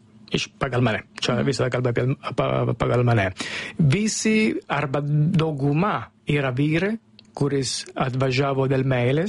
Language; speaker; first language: Lithuanian; non-native, learner; Italian